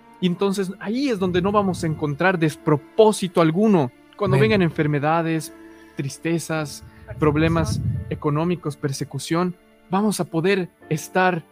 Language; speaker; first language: Spanish; native; Spanish